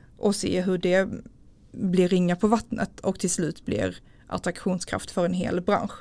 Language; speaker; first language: Swedish; native; Swedish